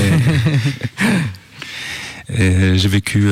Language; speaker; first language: French; non-native, fluent; Italian